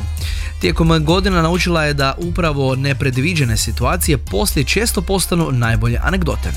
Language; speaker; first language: Croatian; native; Croatian